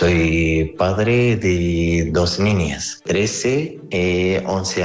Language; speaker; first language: Spanish; non-native, learner; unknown